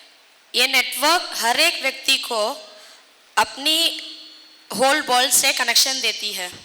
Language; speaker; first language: Hindi; non-native, local second language; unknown